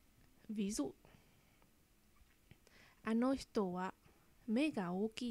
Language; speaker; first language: Japanese; non-native, fluent; Vietnamese